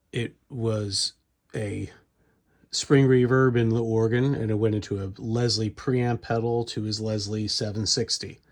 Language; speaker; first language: English; native; English